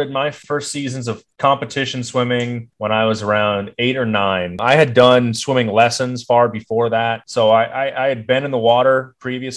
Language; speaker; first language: English; native; English